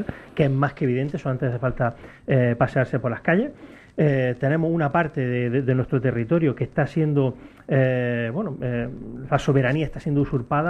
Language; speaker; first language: Spanish; native; Spanish